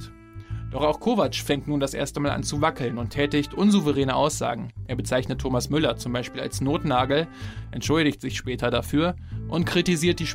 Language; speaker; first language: German; native; German